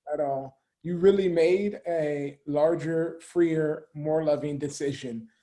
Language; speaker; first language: English; native; English